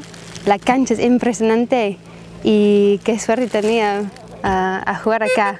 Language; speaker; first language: Spanish; non-native, learner; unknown